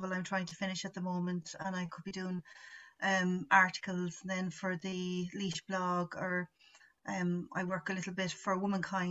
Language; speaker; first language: English; native; English